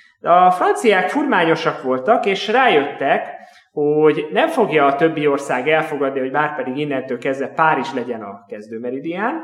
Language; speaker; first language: Hungarian; native; Hungarian